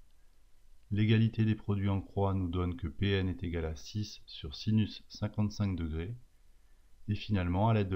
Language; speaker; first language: French; native; French